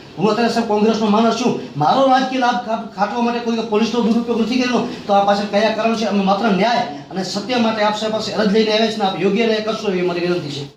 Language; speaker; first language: Gujarati; non-native, local second language; Kachhi